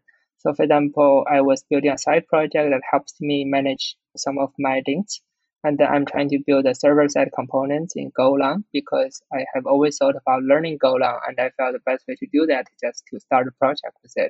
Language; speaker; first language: English; non-native, fluent; Chinese